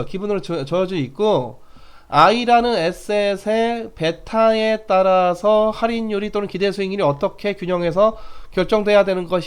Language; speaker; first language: Korean; native; Korean